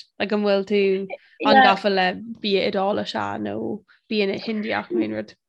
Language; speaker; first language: Irish; non-native, local second language; English